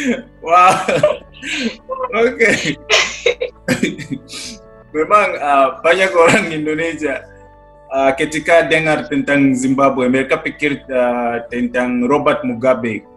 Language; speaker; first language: Indonesian; non-native, fluent; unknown